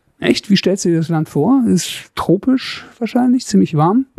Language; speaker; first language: German; native; German